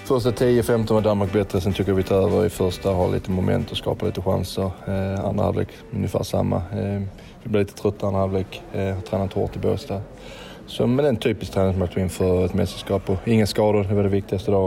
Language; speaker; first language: Swedish; native; Swedish